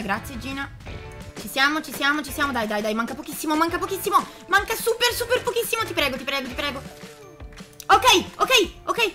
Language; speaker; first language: Italian; native; Italian